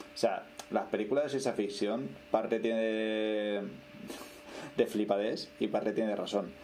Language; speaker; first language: Spanish; native; Spanish